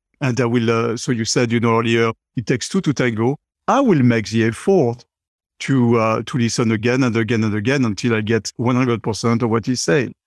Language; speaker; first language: English; non-native, fluent; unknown